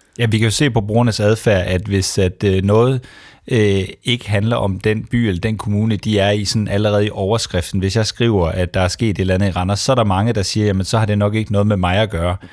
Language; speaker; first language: Danish; native; Danish